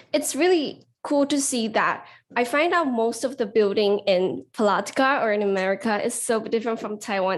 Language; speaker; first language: English; non-native, learner; Chinese